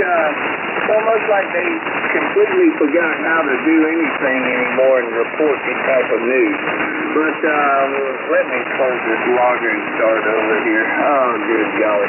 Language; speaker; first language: English; native; English